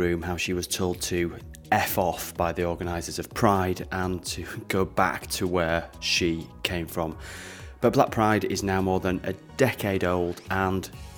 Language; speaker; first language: English; native; English